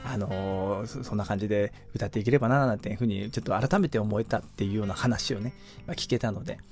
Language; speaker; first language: Japanese; native; Japanese